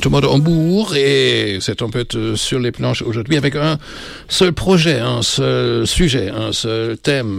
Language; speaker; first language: French; native; French